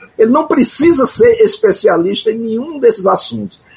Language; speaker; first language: Portuguese; native; Portuguese